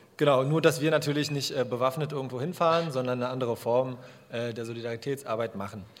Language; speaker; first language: German; native; German